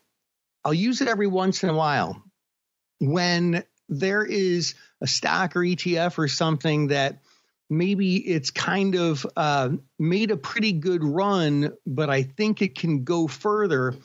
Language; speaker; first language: English; native; English